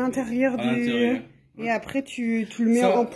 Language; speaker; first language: French; native; French